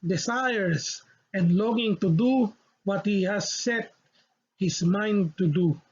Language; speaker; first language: English; non-native, local second language; Filipino